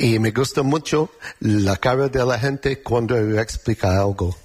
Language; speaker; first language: Spanish; non-native, learner; English